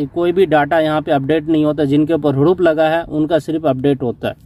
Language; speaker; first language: Hindi; native; Hindi